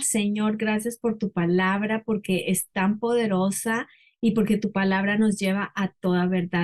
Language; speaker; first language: Spanish; native; Spanish